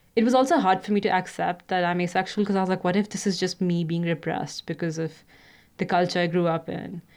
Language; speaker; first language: English; non-native, local second language; Hindi